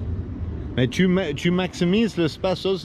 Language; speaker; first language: French; non-native, learner; English